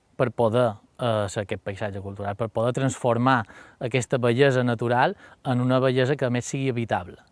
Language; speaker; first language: Catalan; native; Catalan